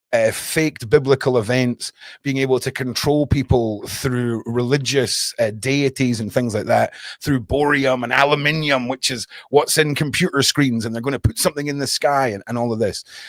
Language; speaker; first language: English; native; English